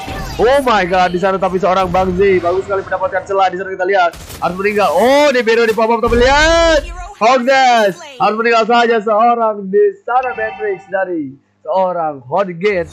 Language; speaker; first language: Indonesian; native; Indonesian